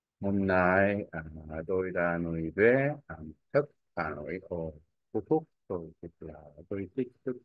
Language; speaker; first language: Vietnamese; non-native, learner; Korean